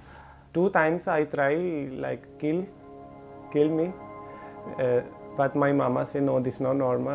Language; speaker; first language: English; non-native, learner; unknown